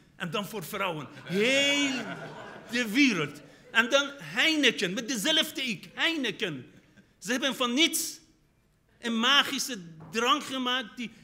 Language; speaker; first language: Dutch; non-native, fluent; Persian